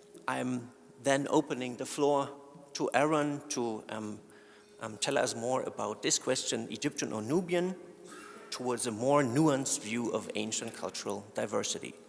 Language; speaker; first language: English; non-native, fluent; German